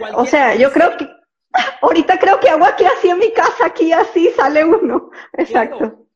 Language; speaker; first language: Spanish; native; Spanish